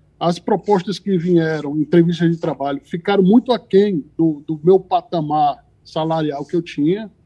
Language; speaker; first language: Portuguese; native; Portuguese